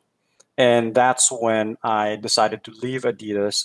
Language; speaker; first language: English; non-native, local second language; Filipino